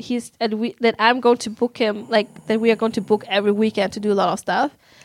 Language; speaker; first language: English; non-native, fluent; German